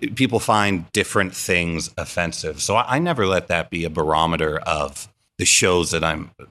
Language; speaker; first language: English; native; English